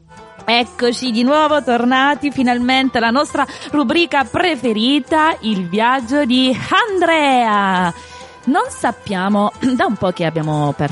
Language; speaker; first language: Italian; native; Italian